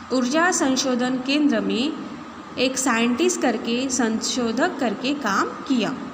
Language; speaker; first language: Hindi; non-native, local second language; Marathi